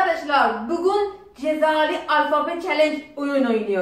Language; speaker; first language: Turkish; non-native, learner; Azerbaijani